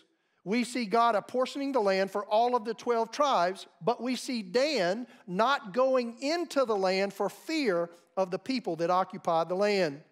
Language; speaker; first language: English; native; English